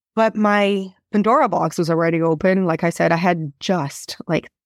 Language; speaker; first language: English; non-native, fluent; Portuguese